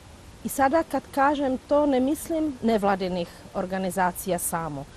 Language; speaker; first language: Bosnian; non-native, fluent; Czech